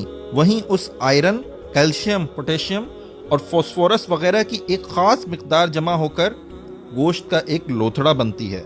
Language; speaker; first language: Urdu; native; Urdu